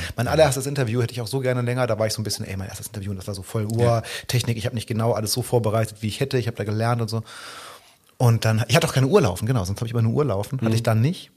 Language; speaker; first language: German; native; German